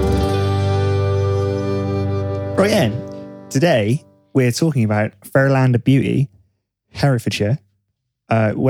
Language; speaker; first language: English; native; English